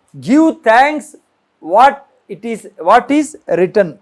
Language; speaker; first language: English; non-native, local second language; Telugu